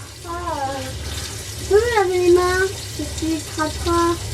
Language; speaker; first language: French; native; French